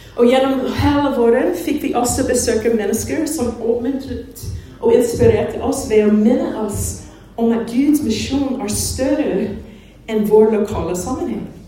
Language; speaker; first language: Norwegian; non-native, fluent; English